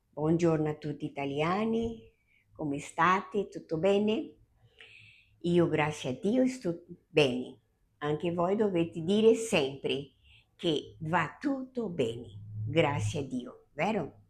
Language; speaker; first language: Italian; non-native, fluent; Portuguese